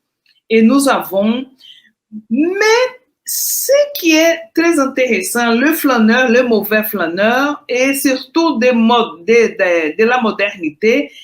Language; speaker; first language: French; non-native, fluent; Portuguese